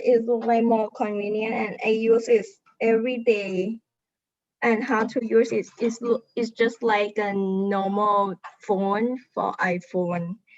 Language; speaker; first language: English; non-native, learner; Thai